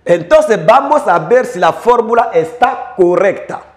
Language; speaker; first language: Spanish; non-native, fluent; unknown